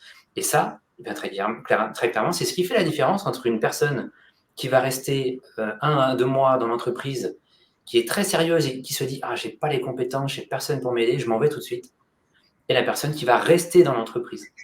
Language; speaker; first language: French; native; French